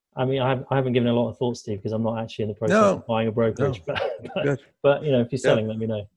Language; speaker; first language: English; native; English